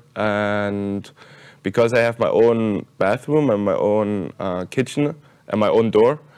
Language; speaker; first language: English; non-native, fluent; German